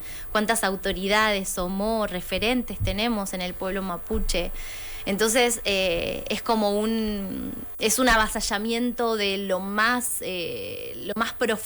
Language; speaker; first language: Spanish; native; Spanish